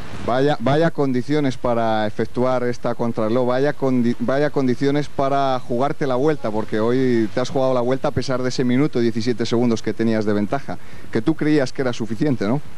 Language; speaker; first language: Spanish; native; Spanish